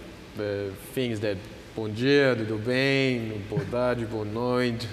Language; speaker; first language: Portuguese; non-native, learner; Samoan